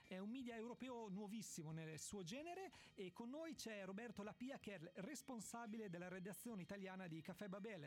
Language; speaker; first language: Italian; native; Italian